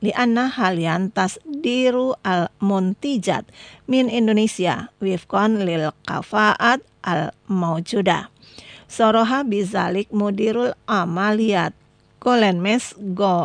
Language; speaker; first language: Arabic; non-native, fluent; Indonesian